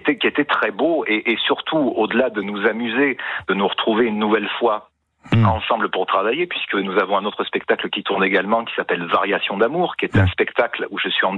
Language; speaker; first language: French; native; French